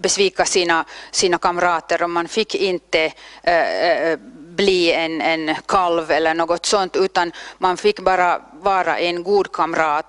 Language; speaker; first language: Swedish; non-native, local second language; Finnish